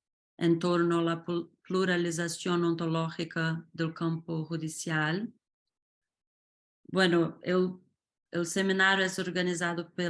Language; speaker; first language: Spanish; non-native, fluent; Portuguese